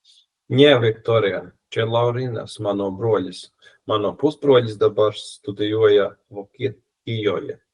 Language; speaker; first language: Lithuanian; non-native, learner; Latvian